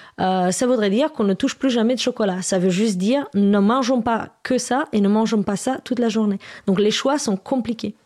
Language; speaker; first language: French; non-native, fluent; Romanian